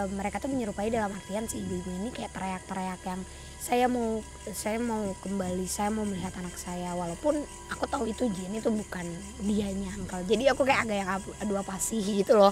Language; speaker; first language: Indonesian; native; Indonesian